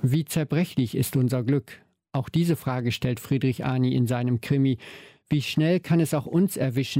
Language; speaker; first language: German; native; German